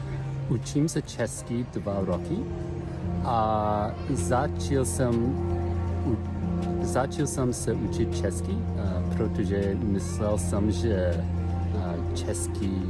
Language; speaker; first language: Czech; non-native, learner; English